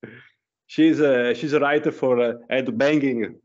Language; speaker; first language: English; non-native, learner; Italian